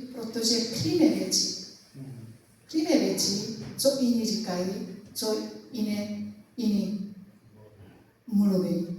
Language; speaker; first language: Czech; non-native, learner; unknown